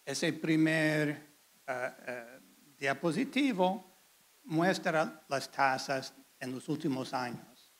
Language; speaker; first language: Spanish; non-native, fluent; English